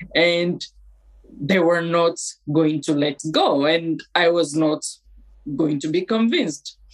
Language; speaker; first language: English; non-native, fluent; Amharic